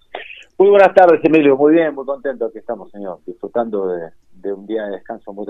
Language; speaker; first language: Spanish; native; Spanish